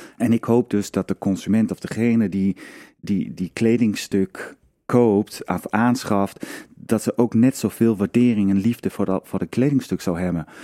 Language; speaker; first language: Dutch; non-native, fluent; Danish